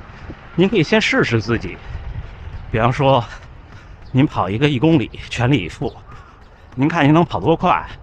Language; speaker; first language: Chinese; native; Chinese